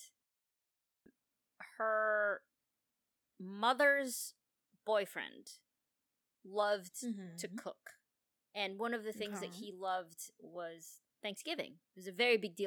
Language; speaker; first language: English; non-native, local second language; Filipino